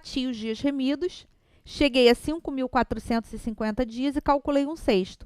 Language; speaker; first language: Portuguese; native; Portuguese